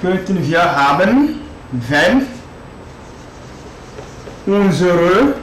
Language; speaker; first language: German; non-native, fluent; French